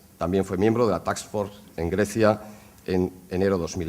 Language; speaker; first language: Spanish; native; Spanish